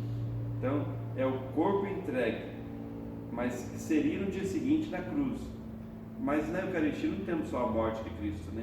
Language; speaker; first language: Portuguese; native; Portuguese